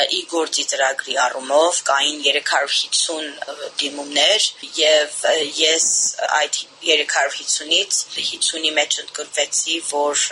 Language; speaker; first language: Armenian; early bilingual, heritage; Armenian